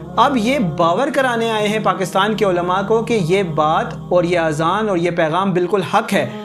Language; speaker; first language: Urdu; native; Urdu